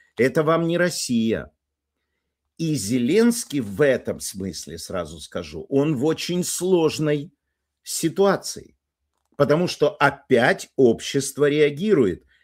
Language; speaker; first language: Russian; native; Russian